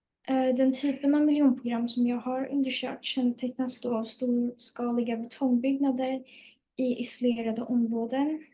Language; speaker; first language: Swedish; native; Swedish